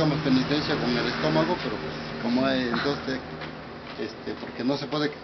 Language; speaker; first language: Spanish; native; Spanish